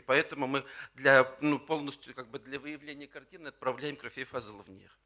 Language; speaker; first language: Russian; native; Russian